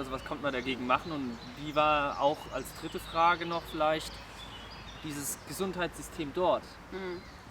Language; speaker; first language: German; native; German